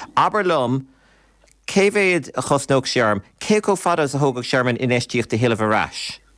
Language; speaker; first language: Irish; native; Irish